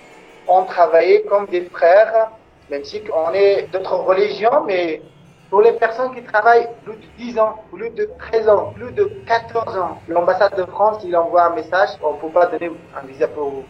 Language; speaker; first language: French; non-native, local second language; Persian